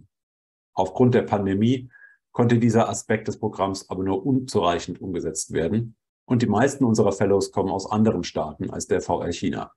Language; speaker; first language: German; native; German